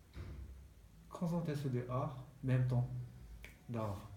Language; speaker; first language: French; non-native, learner; Tibetan